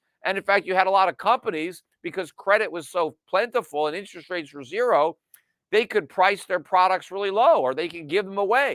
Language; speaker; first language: English; native; English